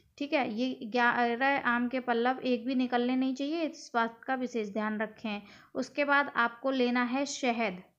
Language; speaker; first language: Hindi; native; Hindi